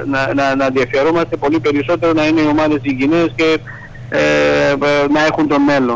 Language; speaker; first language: Greek; non-native, fluent; Georgian